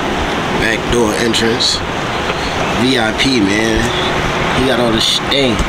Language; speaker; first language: English; native; English